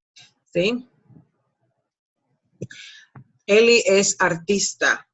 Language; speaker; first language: Spanish; non-native, fluent; English